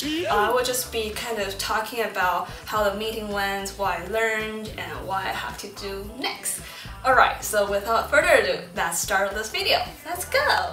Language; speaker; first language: English; early bilingual, other home language; Chinese